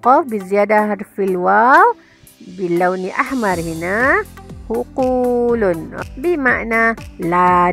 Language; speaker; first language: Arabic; non-native, fluent; Malay